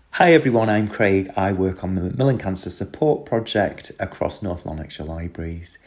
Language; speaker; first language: English; native; English